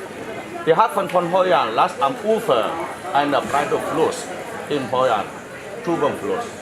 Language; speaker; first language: German; non-native, learner; Vietnamese